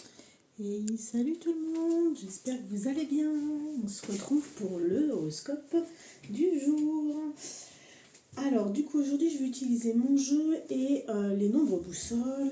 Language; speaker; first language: French; native; French